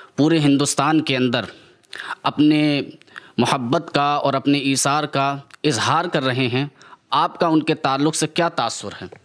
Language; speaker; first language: Hindi; native; Hindi